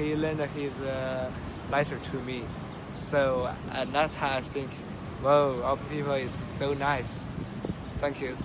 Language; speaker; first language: English; non-native, learner; Chinese